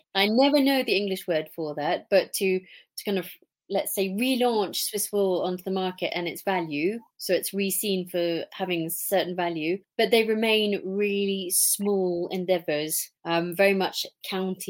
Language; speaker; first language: English; native; English